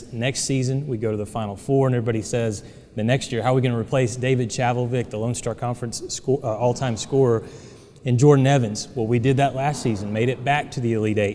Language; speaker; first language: English; native; English